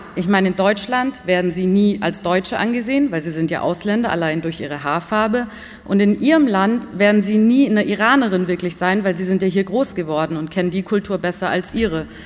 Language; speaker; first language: German; early bilingual, other home language; Persian